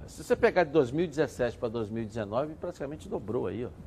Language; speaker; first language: Portuguese; native; Portuguese